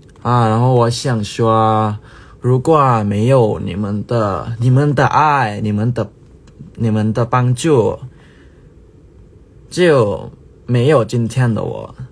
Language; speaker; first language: Chinese; non-native, learner; Thai